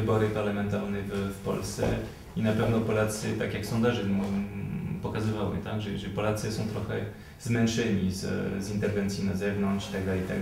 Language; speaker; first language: Polish; non-native, fluent; French